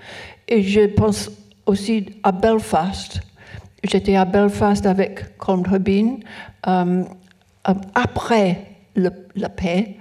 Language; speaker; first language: French; non-native, learner; English